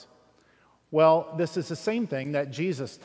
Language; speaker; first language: English; native; English